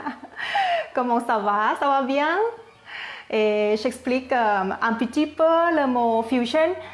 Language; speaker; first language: French; non-native, fluent; Thai